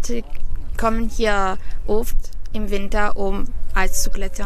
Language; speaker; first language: German; non-native, learner; Italian